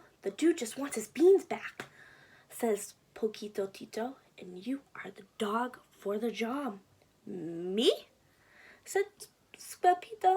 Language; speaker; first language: English; native; English